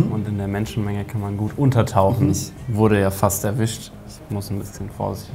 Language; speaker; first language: German; native; German